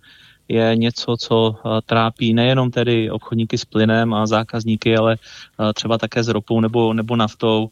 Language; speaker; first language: Czech; native; Czech